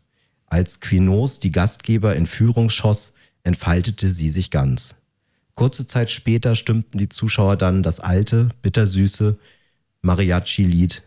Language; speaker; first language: German; native; German